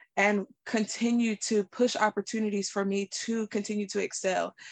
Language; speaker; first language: English; native; English